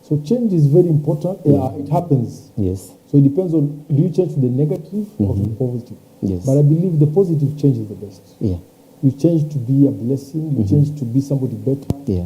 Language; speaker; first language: English; non-native, local second language; Swahili